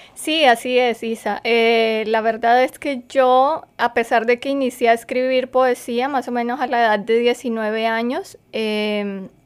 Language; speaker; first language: Spanish; native; Spanish